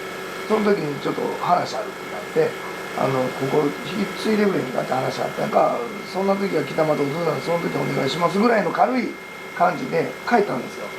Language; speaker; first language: Japanese; native; Japanese